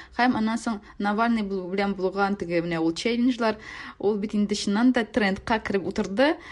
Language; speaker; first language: Tatar; native; Tatar